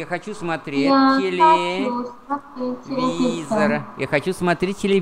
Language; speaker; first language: Russian; non-native, fluent; Vietnamese